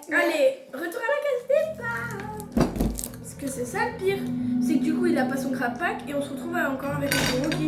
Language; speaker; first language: French; native; French